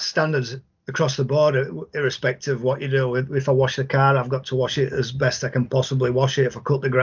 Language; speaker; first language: English; native; English